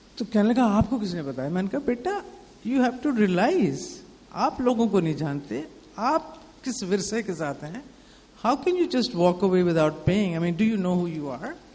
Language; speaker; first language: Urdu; non-native, local second language; Punjabi